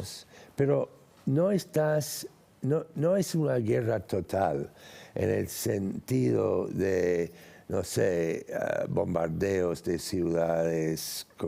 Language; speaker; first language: Spanish; non-native, fluent; English